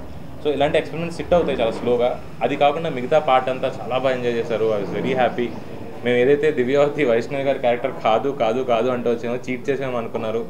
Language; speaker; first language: Telugu; native; Telugu